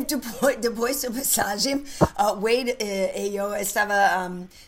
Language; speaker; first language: Portuguese; non-native, learner; English